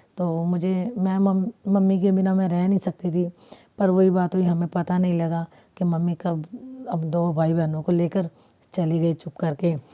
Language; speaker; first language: Hindi; non-native, local second language; Punjabi